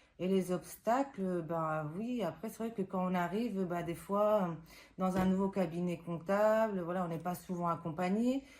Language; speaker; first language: French; non-native, fluent; Spanish